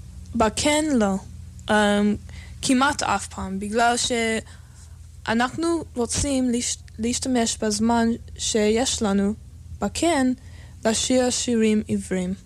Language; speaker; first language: Hebrew; non-native, learner; English